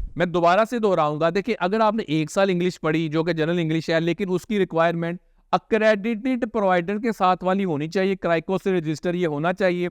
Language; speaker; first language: Urdu; non-native, local second language; Punjabi